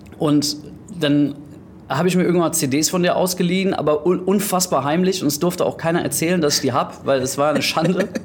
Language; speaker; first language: German; early bilingual, heritage; German